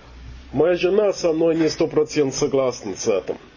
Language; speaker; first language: Russian; non-native, learner; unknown